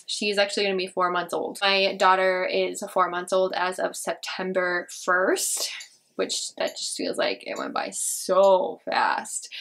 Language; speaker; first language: English; native; English